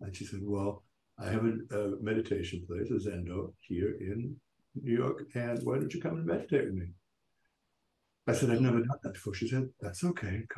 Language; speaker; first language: English; native; English